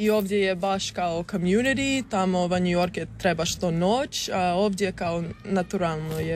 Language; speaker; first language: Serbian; early bilingual, heritage; English